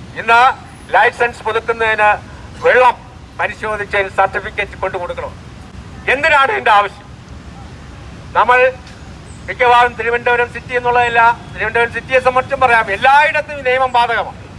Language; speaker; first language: Malayalam; native; Malayalam